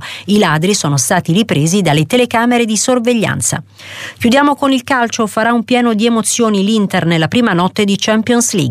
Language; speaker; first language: Italian; native; Italian